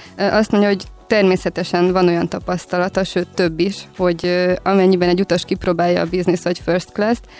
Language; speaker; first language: Hungarian; native; Hungarian